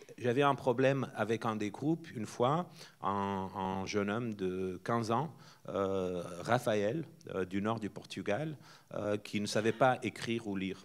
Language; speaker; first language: French; non-native, fluent; Portuguese